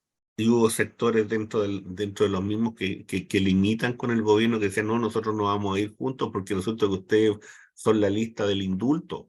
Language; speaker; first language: Spanish; native; Spanish